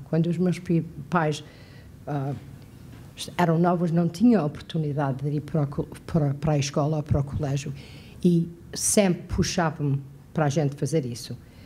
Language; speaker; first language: Portuguese; early bilingual, heritage; Portuguese